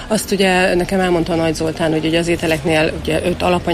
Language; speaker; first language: Hungarian; native; Hungarian